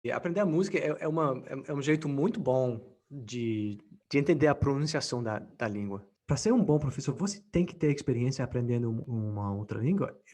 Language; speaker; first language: Portuguese; non-native, fluent; English